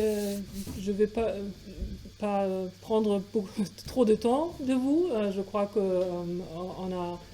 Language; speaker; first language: French; non-native, fluent; German